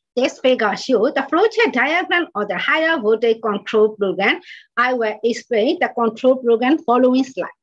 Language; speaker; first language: English; non-native, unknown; Burmese